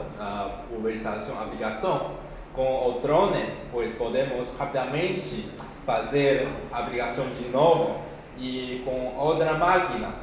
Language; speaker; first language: Portuguese; non-native, fluent; Chinese